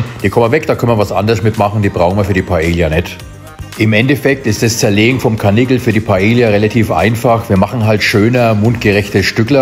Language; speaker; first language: German; native; German